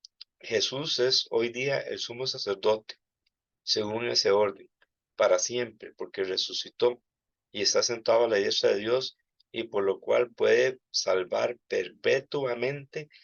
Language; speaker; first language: Spanish; native; Spanish